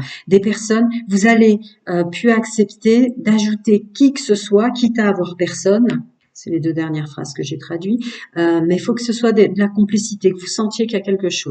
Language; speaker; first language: French; native; French